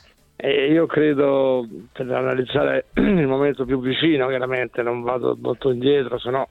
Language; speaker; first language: Italian; native; Italian